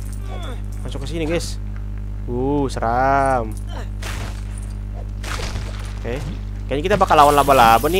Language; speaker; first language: Indonesian; native; Indonesian